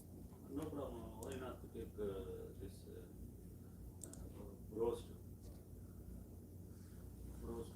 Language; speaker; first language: English; non-native, learner; Punjabi